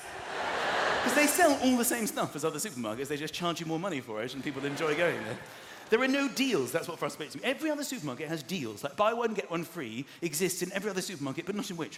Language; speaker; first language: English; native; English